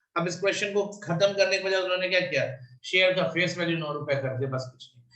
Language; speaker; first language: Hindi; native; Hindi